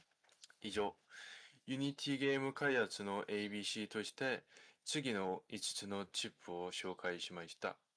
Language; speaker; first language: Japanese; non-native, fluent; Korean